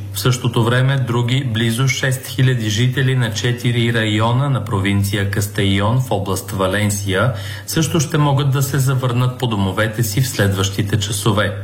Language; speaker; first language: Bulgarian; native; Bulgarian